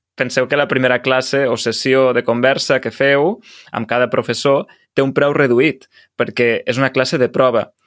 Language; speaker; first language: Catalan; native; Catalan